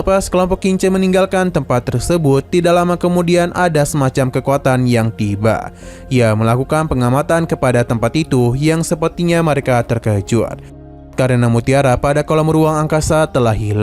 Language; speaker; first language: Indonesian; native; Indonesian